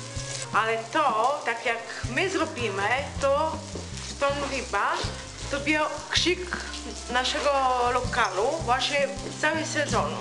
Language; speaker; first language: Polish; non-native, learner; Italian